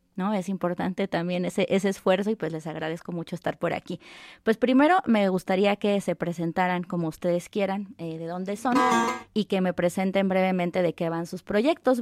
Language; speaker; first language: Spanish; native; Spanish